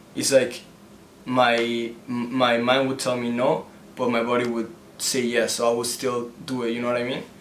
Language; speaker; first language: English; early bilingual, other home language; Spanish